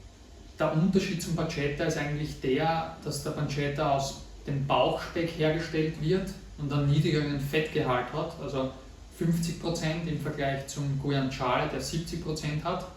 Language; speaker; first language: German; native; German